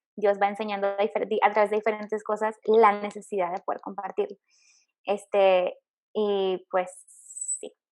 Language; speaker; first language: Spanish; native; Spanish